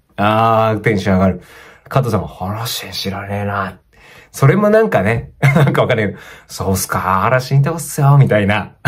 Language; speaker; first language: Japanese; native; Japanese